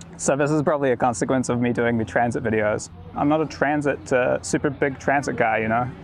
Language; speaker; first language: English; native; English